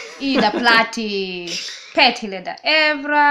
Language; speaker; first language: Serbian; non-native, learner; English